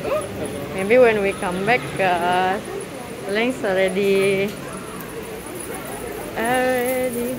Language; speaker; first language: English; non-native, learner; Indonesian